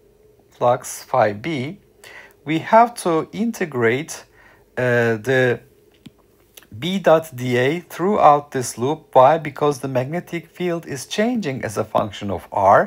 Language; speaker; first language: English; non-native, fluent; Turkish